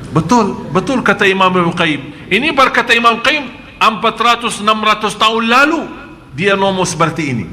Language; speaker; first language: Indonesian; non-native, fluent; Arabic